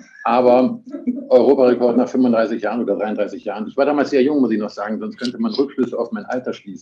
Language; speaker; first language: German; native; German